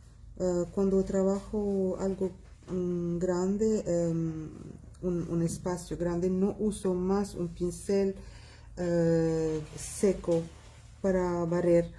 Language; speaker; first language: Spanish; non-native, local second language; Arabic